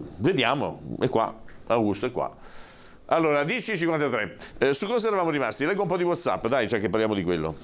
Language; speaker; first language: Italian; native; Italian